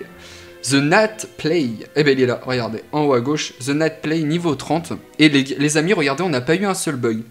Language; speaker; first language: French; native; French